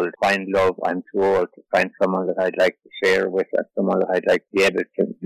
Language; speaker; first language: English; native; English